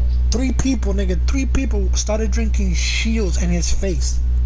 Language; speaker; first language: English; early bilingual, other home language; Spanish